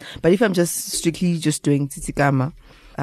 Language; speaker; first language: English; non-native, local second language; Xhosa